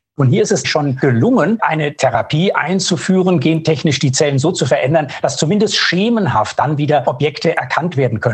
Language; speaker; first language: German; native; German